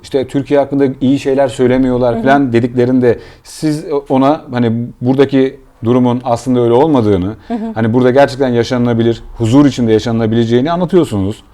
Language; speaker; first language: Turkish; native; Turkish